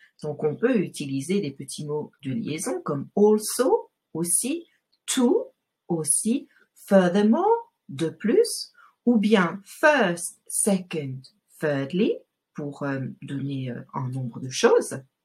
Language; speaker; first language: French; native; French